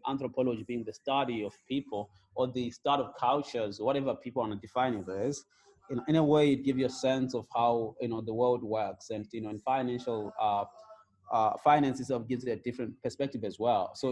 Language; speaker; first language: English; non-native, local second language; Shona